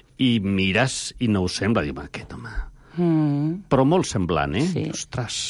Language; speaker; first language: Catalan; non-native, local second language; Spanish